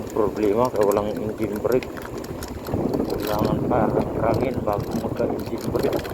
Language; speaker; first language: Filipino; native; Filipino